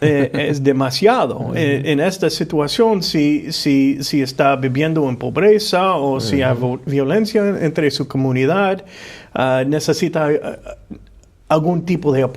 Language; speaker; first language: Spanish; non-native, fluent; English